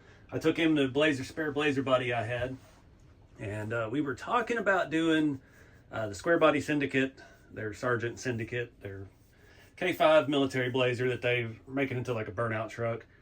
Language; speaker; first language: English; native; English